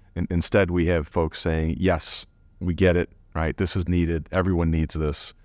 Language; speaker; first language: English; native; English